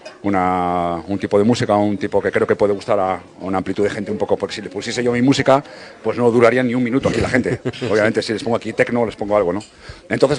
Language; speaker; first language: Spanish; native; Spanish